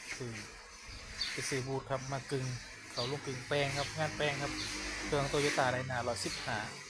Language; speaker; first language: Thai; native; Thai